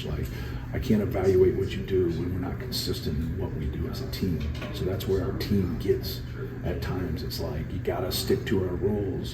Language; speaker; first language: English; native; English